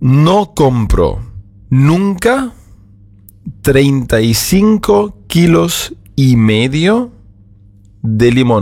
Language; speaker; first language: Spanish; non-native, fluent; German